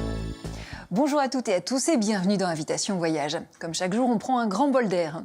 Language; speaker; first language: French; native; French